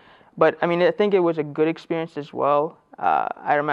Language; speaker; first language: English; early bilingual, other home language; Persian